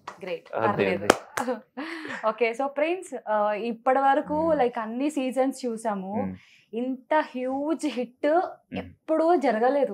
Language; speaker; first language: Telugu; native; Telugu